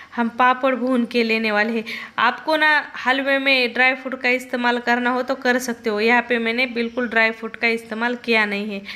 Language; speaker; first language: Hindi; non-native, local second language; Marathi